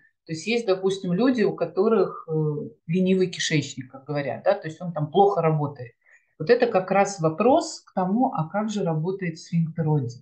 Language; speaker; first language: Russian; native; Russian